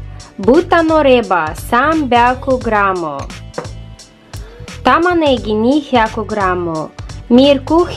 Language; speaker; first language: Japanese; non-native, fluent; Russian